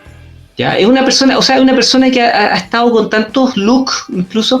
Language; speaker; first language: Spanish; native; Spanish